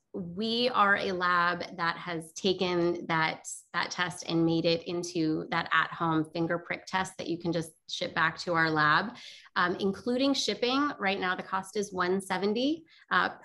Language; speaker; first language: English; native; English